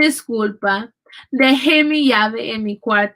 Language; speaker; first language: Spanish; non-native, fluent; English